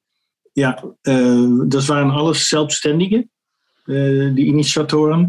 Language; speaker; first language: German; non-native, fluent; Dutch